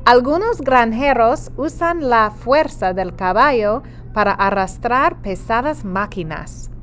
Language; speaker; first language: Spanish; non-native, fluent; English